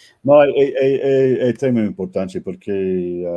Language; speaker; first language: Portuguese; non-native, fluent; English